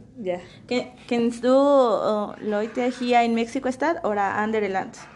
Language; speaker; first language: German; non-native, learner; Spanish